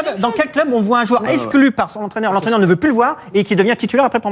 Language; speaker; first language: French; native; French